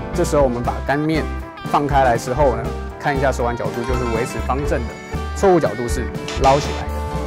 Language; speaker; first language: Chinese; native; Chinese